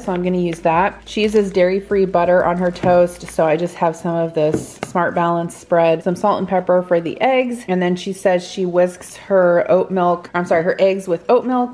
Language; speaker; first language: English; native; English